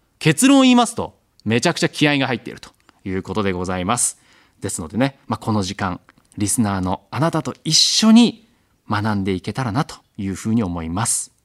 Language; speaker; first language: Japanese; native; Japanese